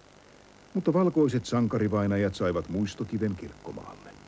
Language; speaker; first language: Finnish; native; Finnish